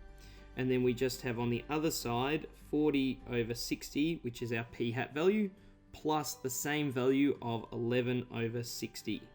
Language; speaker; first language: English; native; English